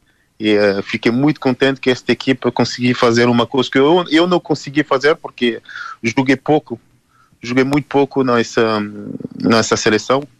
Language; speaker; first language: Portuguese; non-native, learner; French